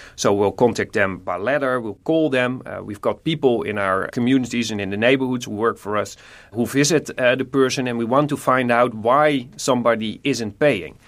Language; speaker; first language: English; non-native, fluent; Dutch